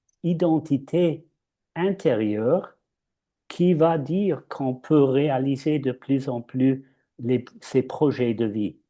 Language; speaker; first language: French; non-native, fluent; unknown